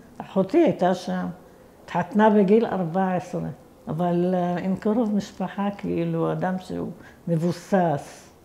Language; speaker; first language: Hebrew; early bilingual, other home language; Arabic